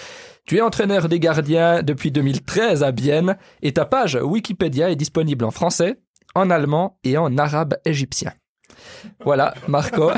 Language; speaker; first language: French; native; French